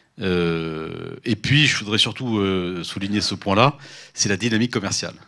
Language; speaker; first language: French; native; French